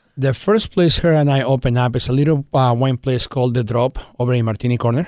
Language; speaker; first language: English; early bilingual, other home language; Spanish